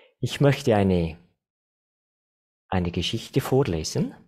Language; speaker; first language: German; non-native, fluent; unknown